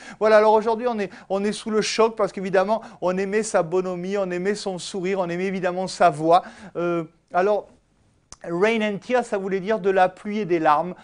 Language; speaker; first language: French; native; French